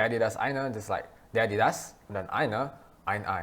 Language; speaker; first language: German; non-native, fluent; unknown